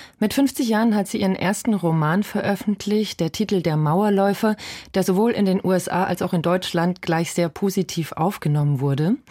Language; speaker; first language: German; native; German